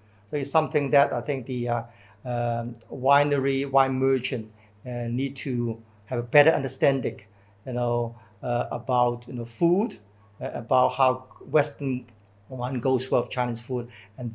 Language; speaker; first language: English; non-native, local second language; Cantonese